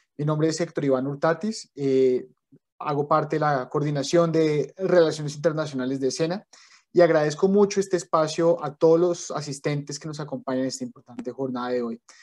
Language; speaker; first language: Spanish; native; Spanish